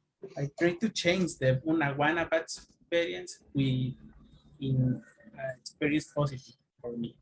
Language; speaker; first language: English; non-native, learner; Spanish